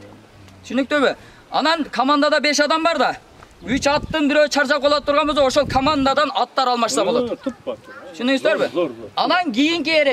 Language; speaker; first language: Kyrgyz; native; Kyrgyz